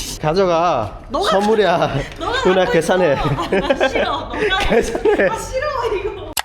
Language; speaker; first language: Korean; non-native, fluent; Vietnamese